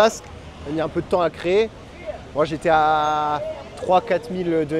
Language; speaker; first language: French; native; French